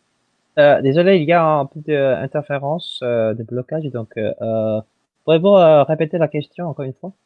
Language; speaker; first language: French; non-native, fluent; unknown